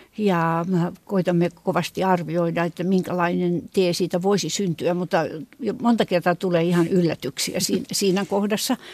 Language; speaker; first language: Finnish; native; Finnish